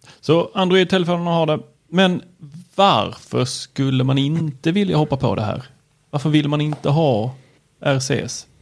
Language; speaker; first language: Swedish; native; Swedish